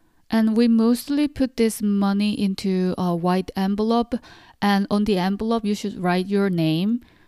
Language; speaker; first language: English; non-native, fluent; Korean